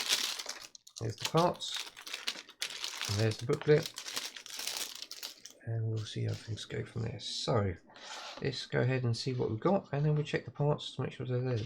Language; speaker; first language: English; native; English